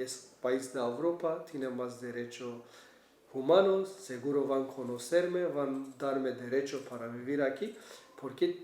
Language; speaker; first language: Spanish; non-native, learner; Kurdish